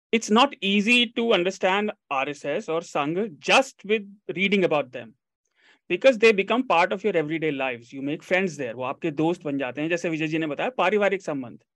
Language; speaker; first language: Hindi; native; Hindi